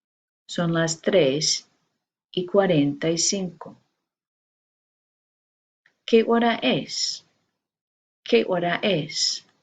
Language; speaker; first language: Spanish; non-native, fluent; English